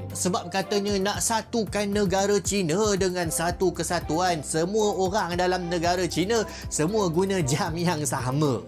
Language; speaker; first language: Malay; native; Malay